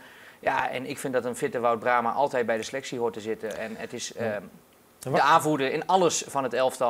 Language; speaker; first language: Dutch; native; Dutch